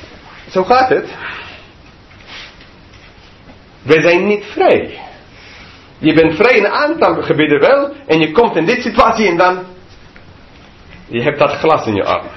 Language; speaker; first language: Dutch; non-native, fluent; English